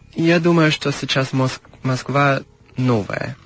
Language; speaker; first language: Russian; non-native, learner; English